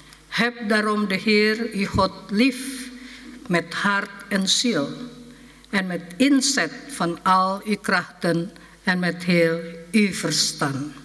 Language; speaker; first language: Dutch; non-native, fluent; Indonesian